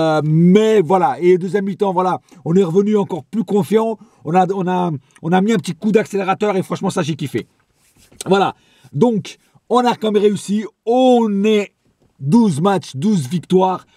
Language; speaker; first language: French; native; French